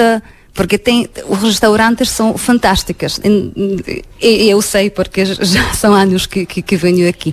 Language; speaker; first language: Portuguese; non-native, fluent; Polish